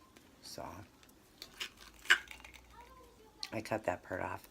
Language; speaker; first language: English; native; English